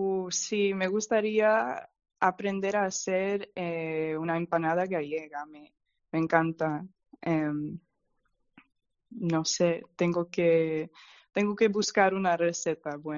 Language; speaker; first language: Spanish; non-native, fluent; English